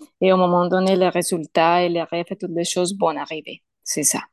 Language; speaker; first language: French; non-native, learner; Spanish